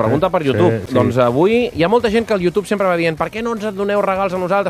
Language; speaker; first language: Catalan; native; Catalan